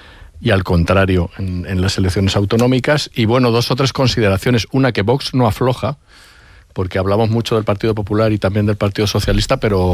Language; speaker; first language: Spanish; native; Spanish